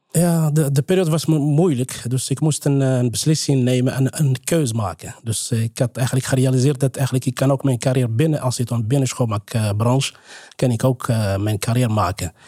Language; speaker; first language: Dutch; non-native, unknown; Arabic